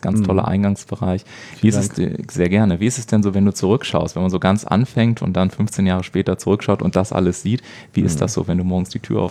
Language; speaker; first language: German; native; German